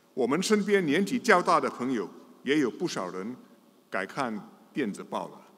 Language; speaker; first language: Chinese; non-native, local second language; English